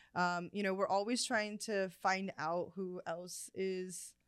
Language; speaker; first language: English; early bilingual, other home language; Chinese